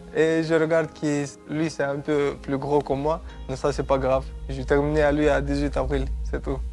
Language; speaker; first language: French; non-native, learner; Romanian